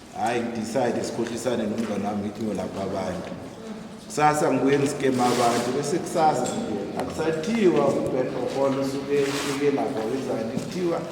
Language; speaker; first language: Zulu; non-native, local second language; South Ndebele